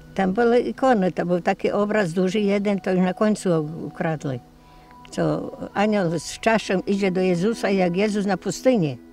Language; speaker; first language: Polish; non-native, local second language; Rusyn